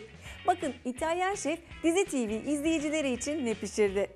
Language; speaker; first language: Turkish; native; Turkish